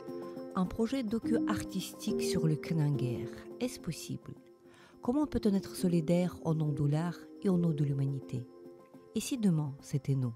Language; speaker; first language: French; non-native, fluent; Ukrainian